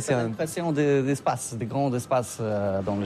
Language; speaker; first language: French; non-native, learner; Polish